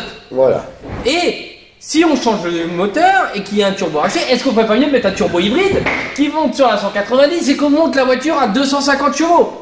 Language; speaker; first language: French; native; French